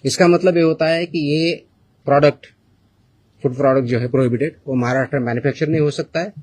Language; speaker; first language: Hindi; non-native, local second language; Marathi